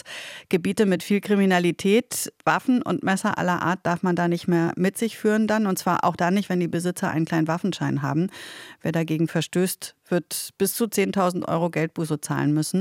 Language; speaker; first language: German; native; German